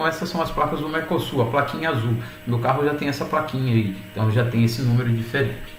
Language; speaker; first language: Portuguese; native; Portuguese